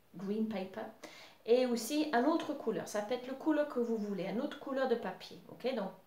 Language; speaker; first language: French; non-native, fluent; English